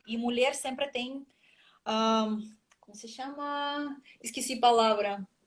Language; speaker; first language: Portuguese; non-native, fluent; Russian